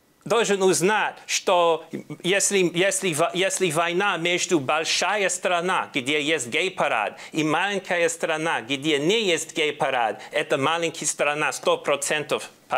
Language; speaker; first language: Russian; non-native, learner; English